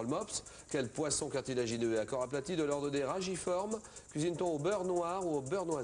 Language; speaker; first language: French; native; French